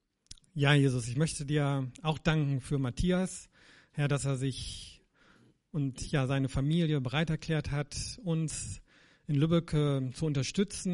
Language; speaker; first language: German; native; German